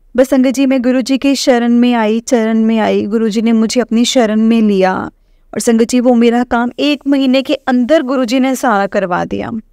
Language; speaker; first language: Hindi; non-native, local second language; Punjabi